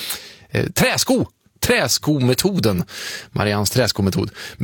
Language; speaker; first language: Swedish; native; Swedish